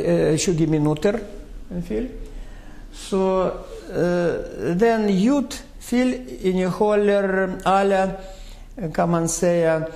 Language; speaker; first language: Swedish; non-native, fluent; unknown